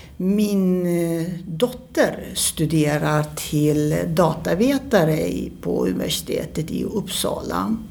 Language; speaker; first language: Swedish; early bilingual, other home language; Turkish